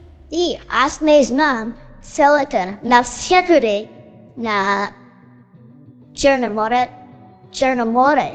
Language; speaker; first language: Bulgarian; non-native, learner; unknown